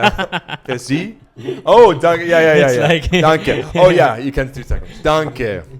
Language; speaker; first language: German; non-native, learner; English